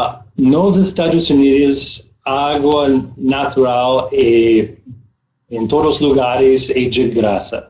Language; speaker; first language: Portuguese; non-native, learner; English